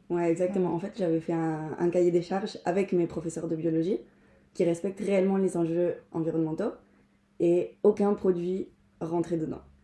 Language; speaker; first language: French; non-native, fluent; Spanish